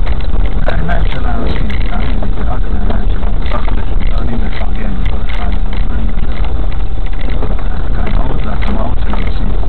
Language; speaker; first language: Hebrew; native; Hebrew